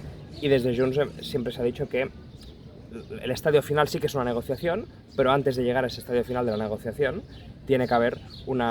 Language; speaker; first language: Spanish; non-native, local second language; Catalan